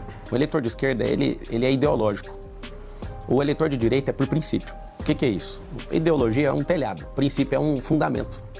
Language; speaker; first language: Portuguese; native; Portuguese